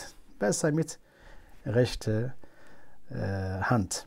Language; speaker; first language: German; non-native, fluent; Arabic